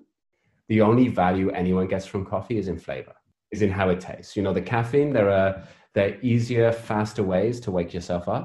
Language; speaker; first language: English; native; English